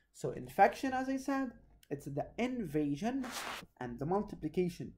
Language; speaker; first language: English; non-native, local second language; Arabic